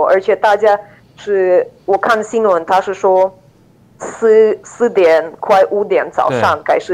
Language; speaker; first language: Chinese; non-native, fluent; Ukrainian